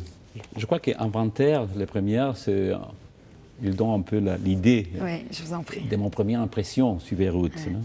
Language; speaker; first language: French; non-native, fluent; Spanish